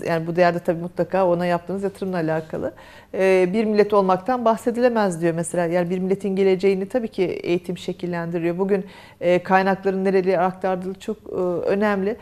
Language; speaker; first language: Turkish; native; Turkish